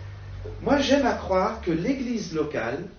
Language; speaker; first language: French; native; French